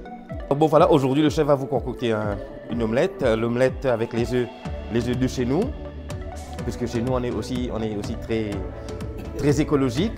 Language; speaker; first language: French; non-native, local second language; Morisyen